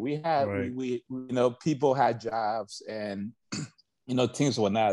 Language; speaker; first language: English; native; English